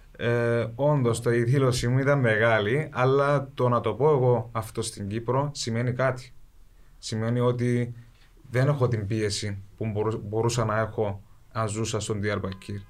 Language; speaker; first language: Greek; early bilingual, other home language; Kurdish